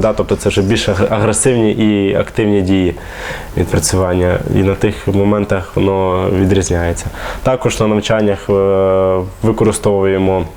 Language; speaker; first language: Ukrainian; native; Ukrainian